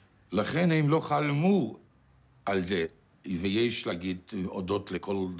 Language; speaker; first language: Hebrew; non-native, fluent; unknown